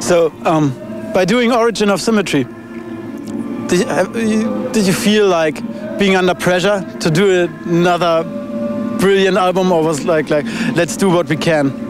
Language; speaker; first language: English; non-native, fluent; German